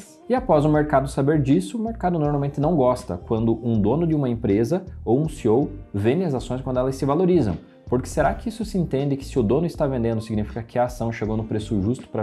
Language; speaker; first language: Portuguese; native; Portuguese